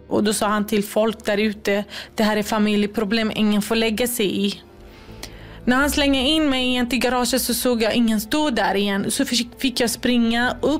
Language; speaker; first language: Swedish; non-native, fluent; Kurdish